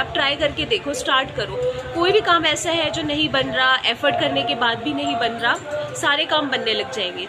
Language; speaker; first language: Hindi; native; Hindi